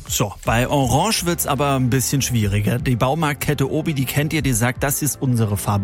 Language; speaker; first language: German; native; German